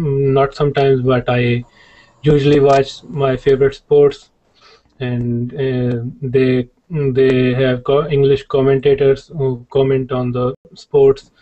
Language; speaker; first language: English; non-native, learner; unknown